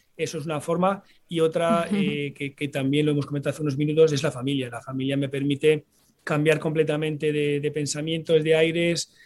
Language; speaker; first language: Spanish; early bilingual, heritage; Spanish